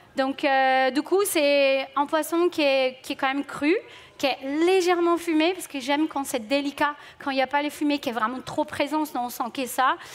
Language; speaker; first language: French; non-native, fluent; Portuguese